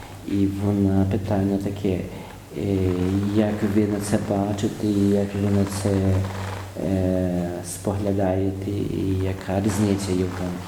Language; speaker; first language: Ukrainian; early bilingual, heritage; Ukrainian